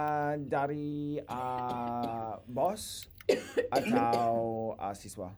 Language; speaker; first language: Indonesian; non-native, learner; English